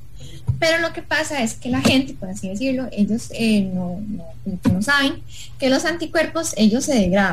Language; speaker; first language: Spanish; native; Spanish